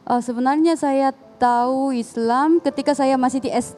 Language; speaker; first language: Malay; non-native, learner; Korean